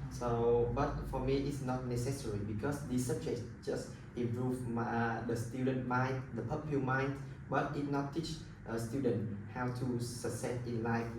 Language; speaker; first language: English; non-native, learner; Vietnamese